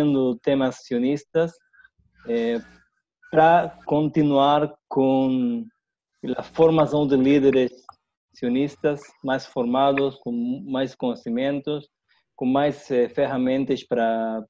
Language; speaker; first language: Portuguese; non-native, fluent; Spanish